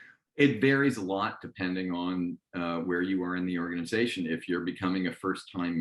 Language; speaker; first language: English; native; English